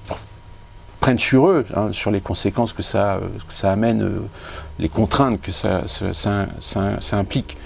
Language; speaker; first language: French; native; French